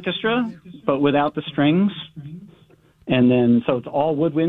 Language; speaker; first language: English; native; English